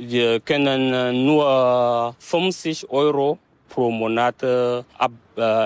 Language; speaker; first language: German; non-native, learner; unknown